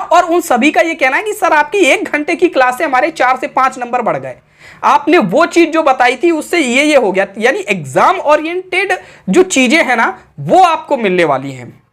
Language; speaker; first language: Hindi; native; Hindi